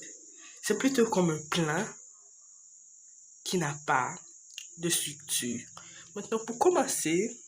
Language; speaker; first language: French; non-native, learner; English